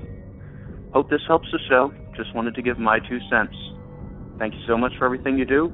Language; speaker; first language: English; native; English